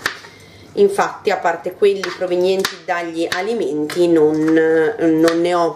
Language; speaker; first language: Italian; native; Italian